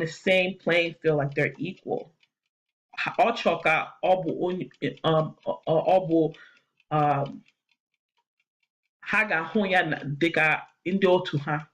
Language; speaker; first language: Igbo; non-native, learner; English